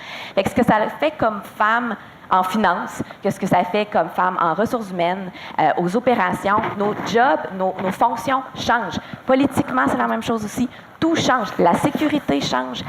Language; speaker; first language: French; native; French